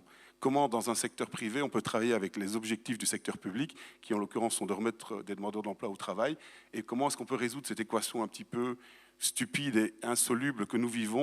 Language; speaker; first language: French; native; French